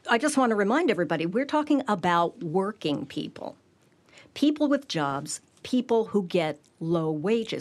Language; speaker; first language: English; native; English